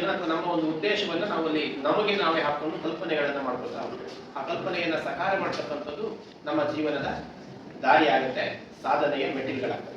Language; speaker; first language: Kannada; non-native, local second language; Kodava